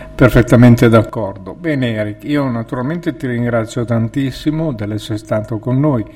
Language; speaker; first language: Italian; native; Italian